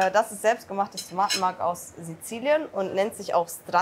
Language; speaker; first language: German; native; German